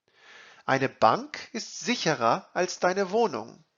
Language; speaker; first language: German; non-native, fluent; English